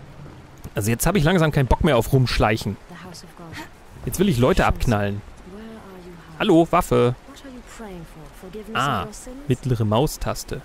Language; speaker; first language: German; native; German